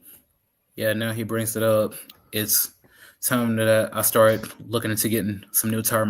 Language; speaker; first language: English; native; English